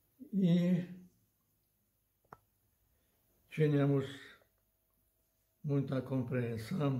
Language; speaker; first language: Portuguese; non-native, learner; Polish